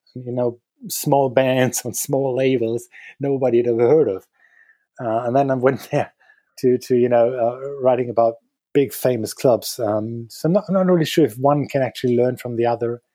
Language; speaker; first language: English; non-native, fluent; German